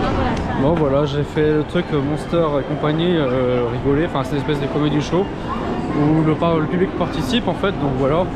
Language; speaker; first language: French; native; French